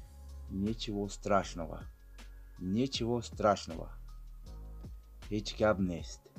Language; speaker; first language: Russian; non-native, fluent; Tajik